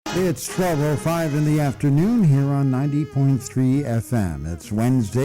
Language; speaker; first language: English; native; English